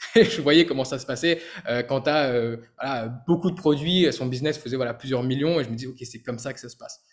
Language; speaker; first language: French; native; French